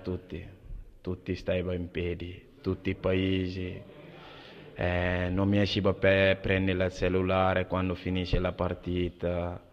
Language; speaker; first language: Italian; non-native, learner; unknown